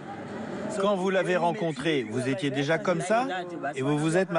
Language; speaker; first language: French; native; French